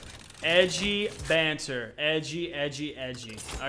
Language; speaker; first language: English; native; English